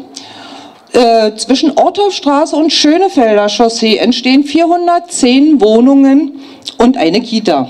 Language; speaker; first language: German; native; German